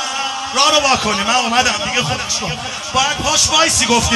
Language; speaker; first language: Persian; native; Persian